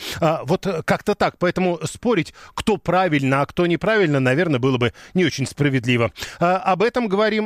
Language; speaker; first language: Russian; native; Russian